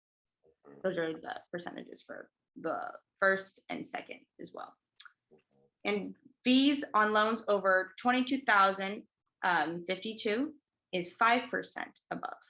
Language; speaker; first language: English; native; English